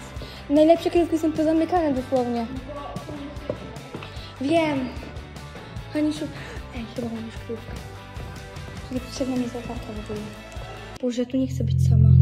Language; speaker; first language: Polish; native; Polish